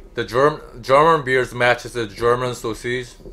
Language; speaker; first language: English; non-native, learner; Korean